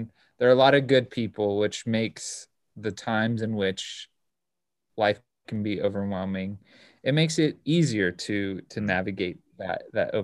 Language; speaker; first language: English; native; English